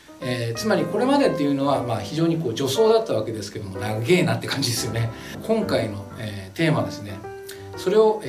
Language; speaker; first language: Japanese; native; Japanese